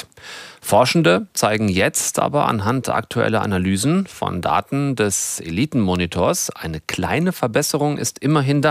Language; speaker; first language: German; native; German